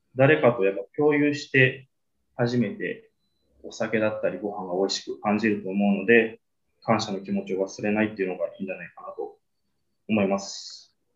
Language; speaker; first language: Japanese; early bilingual, heritage; Japanese